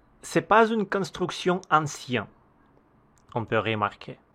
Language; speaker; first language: French; non-native, learner; Russian